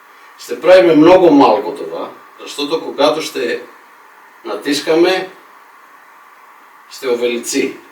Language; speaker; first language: Bulgarian; non-native, fluent; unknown